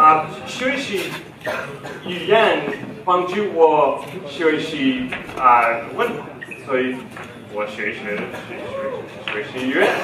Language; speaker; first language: Chinese; non-native, learner; English